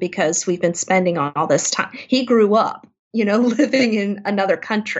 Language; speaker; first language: English; native; English